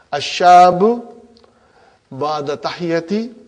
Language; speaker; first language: Arabic; non-native, fluent; English